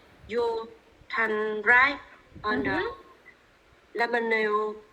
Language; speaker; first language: English; non-native, learner; Vietnamese